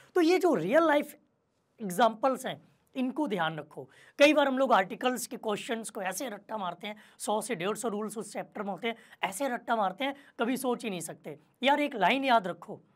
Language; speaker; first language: Hindi; native; Hindi